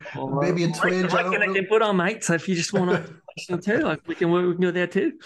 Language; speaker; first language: English; early bilingual, other home language; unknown